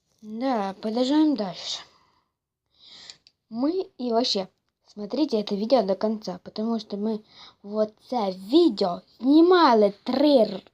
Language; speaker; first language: Russian; non-native, local second language; Ukrainian